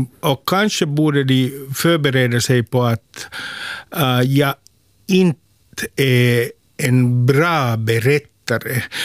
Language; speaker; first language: Swedish; non-native, local second language; Finnish